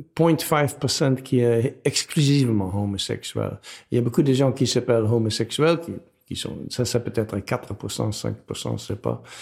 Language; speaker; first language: French; non-native, fluent; Dutch